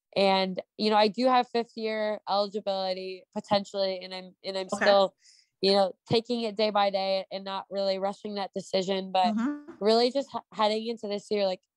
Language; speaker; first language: English; native; English